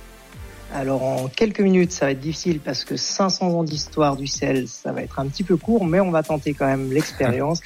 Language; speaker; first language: French; native; French